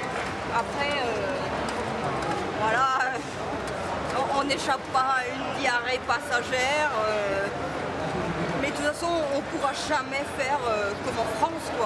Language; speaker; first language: French; native; French